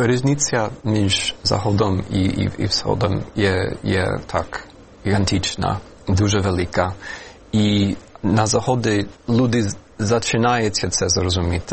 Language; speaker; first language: Ukrainian; non-native, fluent; English